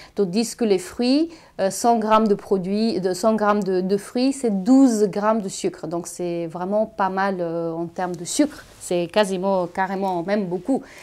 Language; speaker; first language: French; non-native, fluent; Bulgarian